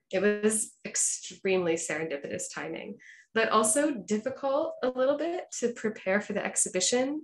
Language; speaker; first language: English; native; English